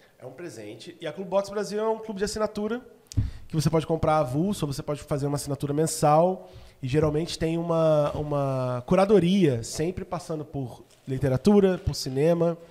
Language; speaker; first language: Portuguese; native; Portuguese